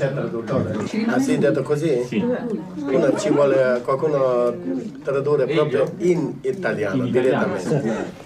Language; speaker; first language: Italian; non-native, learner; Tibetan